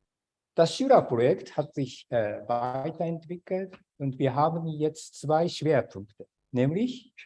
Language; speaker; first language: German; non-native, fluent; Japanese